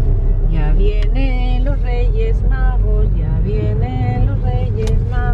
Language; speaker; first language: Spanish; native; Spanish